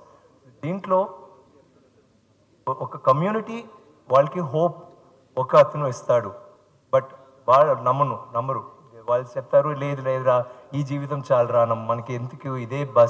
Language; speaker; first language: Telugu; non-native, fluent; Tamil